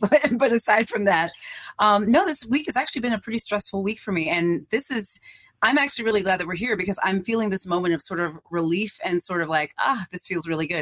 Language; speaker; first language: English; native; English